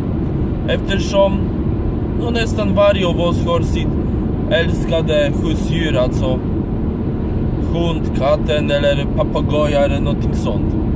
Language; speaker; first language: Swedish; non-native, fluent; Polish